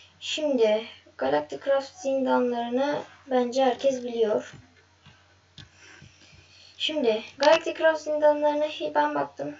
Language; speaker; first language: Turkish; native; Turkish